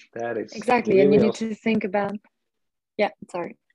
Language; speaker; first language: English; non-native, fluent; French